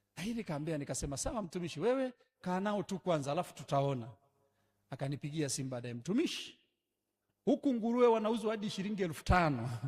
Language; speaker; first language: Swahili; native; Swahili